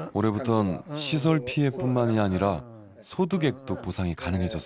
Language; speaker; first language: Korean; native; Korean